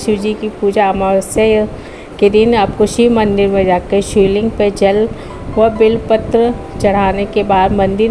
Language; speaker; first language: Hindi; native; Hindi